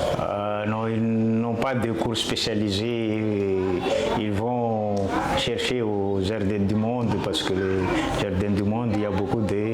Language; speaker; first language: French; non-native, local second language; Malagasy